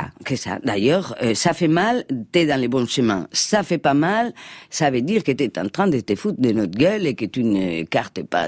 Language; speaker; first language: French; non-native, fluent; Spanish